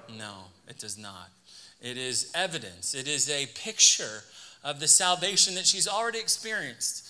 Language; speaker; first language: English; native; English